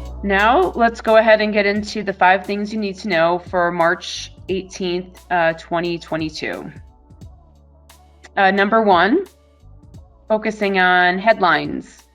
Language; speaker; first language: English; native; English